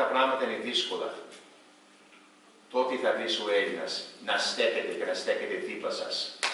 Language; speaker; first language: Greek; early bilingual, heritage; English